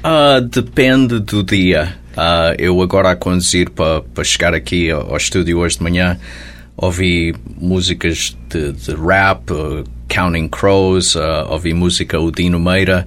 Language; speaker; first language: Portuguese; early bilingual, heritage; Portuguese